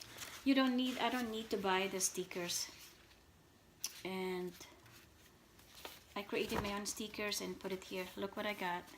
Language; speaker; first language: English; non-native, fluent; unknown